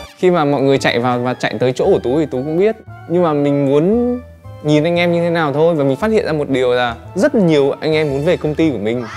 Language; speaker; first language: Vietnamese; native; Vietnamese